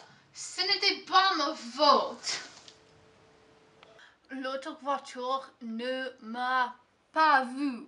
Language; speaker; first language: French; non-native, learner; English